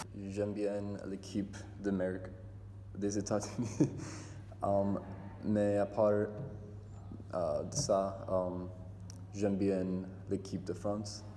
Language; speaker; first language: French; non-native, learner; English